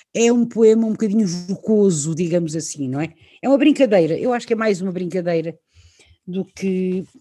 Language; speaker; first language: Portuguese; native; Portuguese